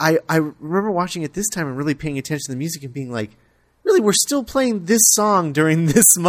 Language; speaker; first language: English; native; English